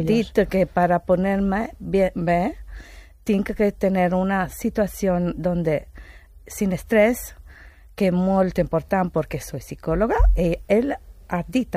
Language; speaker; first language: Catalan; non-native, learner; Spanish